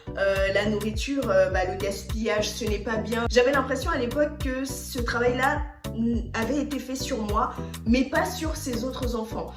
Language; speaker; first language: French; early bilingual, other home language; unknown